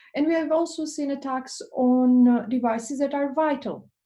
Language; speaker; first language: English; non-native, fluent; Albanian